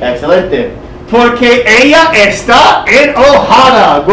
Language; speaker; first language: Spanish; non-native, fluent; English